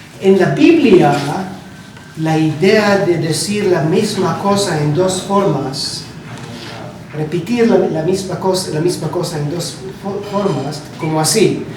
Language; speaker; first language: Spanish; non-native, learner; Hebrew